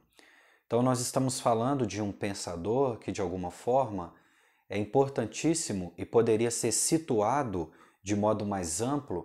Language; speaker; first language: Portuguese; native; Portuguese